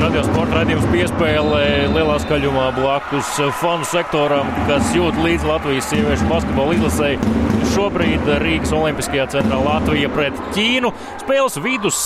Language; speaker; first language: Latvian; native; Latvian